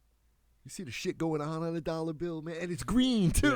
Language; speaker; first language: English; native; English